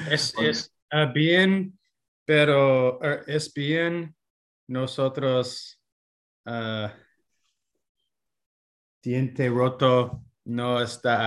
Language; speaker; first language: Spanish; non-native, learner; English